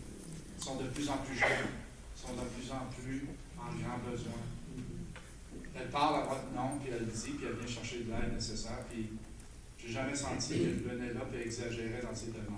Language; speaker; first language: French; native; French